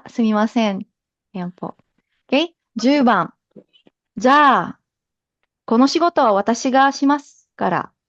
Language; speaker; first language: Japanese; non-native, fluent; Filipino